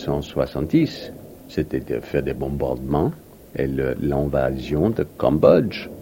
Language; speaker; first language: French; non-native, fluent; English